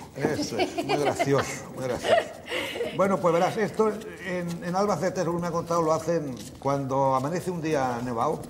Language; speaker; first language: Spanish; native; Spanish